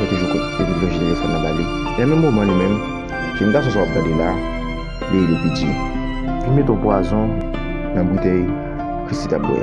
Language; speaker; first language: French; non-native, learner; Haitian Creole